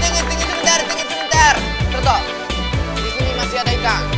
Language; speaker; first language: Indonesian; non-native, fluent; Japanese